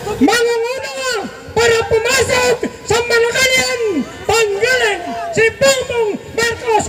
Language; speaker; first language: Filipino; non-native, local second language; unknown